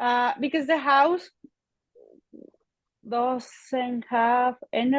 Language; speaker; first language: English; non-native, learner; Spanish